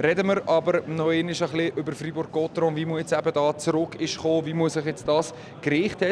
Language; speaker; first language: German; native; German